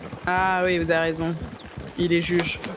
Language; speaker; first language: French; native; French